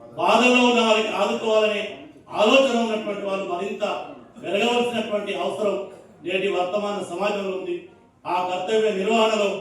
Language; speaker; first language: Telugu; native; Telugu